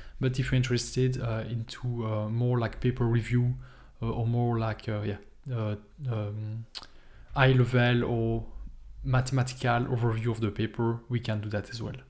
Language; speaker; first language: English; non-native, fluent; French